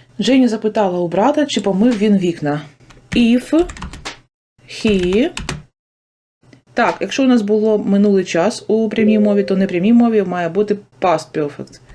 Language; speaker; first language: Ukrainian; native; Ukrainian